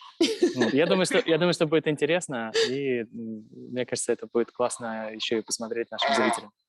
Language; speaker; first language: Russian; native; Russian